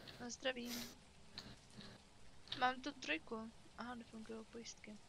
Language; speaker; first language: Czech; native; Czech